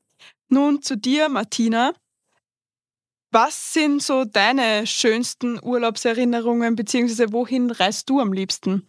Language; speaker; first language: German; native; German